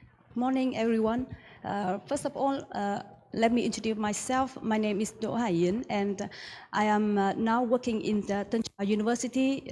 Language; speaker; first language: English; non-native, learner; Vietnamese